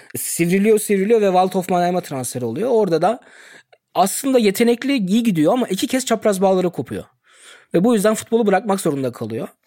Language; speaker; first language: Turkish; early bilingual, heritage; Turkish